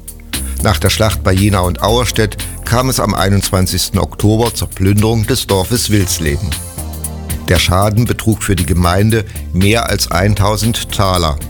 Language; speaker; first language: German; native; German